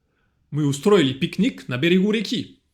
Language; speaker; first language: Russian; non-native, fluent; French